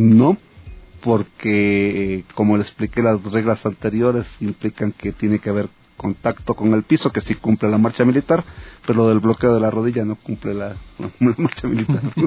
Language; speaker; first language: Spanish; native; Spanish